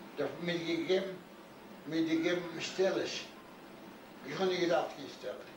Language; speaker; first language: Hebrew; non-native, learner; Yiddish